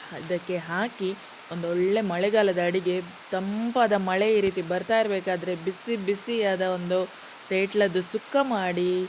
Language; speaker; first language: Kannada; non-native, local second language; Konkani